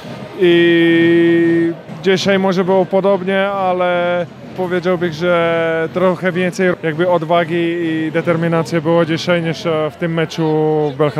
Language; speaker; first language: Polish; non-native, fluent; Czech